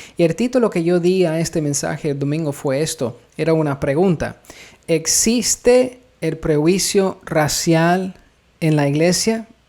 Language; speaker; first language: Spanish; non-native, fluent; English